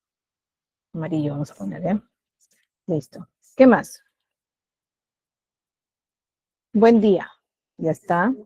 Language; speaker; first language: Spanish; native; Spanish